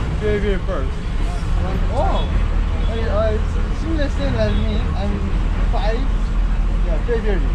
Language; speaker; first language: English; non-native, learner; Korean